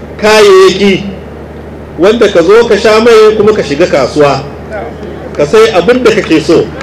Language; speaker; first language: Hausa; native; Hausa